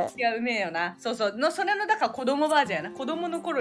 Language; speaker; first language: Japanese; native; Japanese